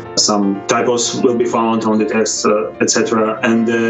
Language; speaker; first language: English; non-native, fluent; Ukrainian